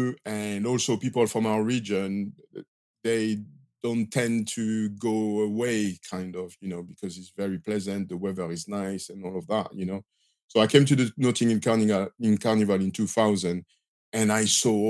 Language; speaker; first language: English; non-native, fluent; French